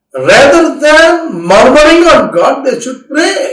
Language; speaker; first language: English; non-native, local second language; Telugu